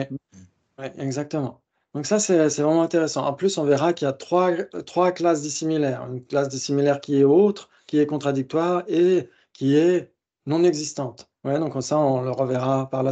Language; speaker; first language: French; native; French